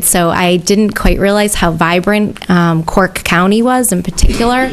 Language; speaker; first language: English; native; English